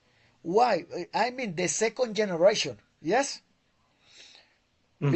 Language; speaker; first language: English; non-native, learner; Spanish